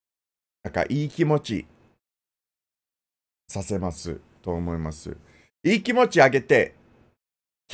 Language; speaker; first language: Japanese; non-native, learner; English